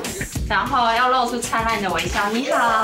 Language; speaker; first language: Chinese; native; Chinese